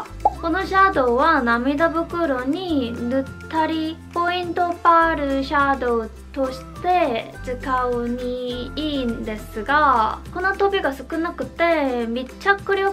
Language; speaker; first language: Japanese; non-native, fluent; Korean